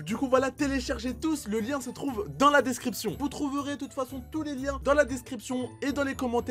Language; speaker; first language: French; native; French